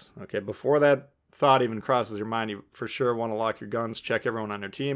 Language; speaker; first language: English; native; English